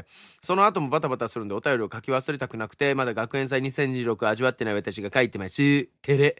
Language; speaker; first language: Japanese; native; Japanese